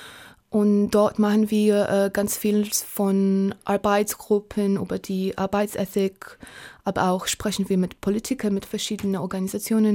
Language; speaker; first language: German; non-native, learner; Polish